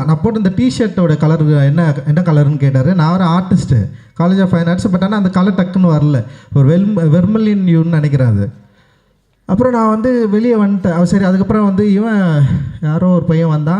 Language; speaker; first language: Tamil; native; Tamil